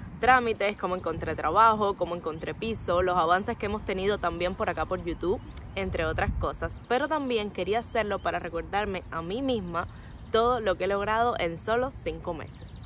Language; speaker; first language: Spanish; native; Spanish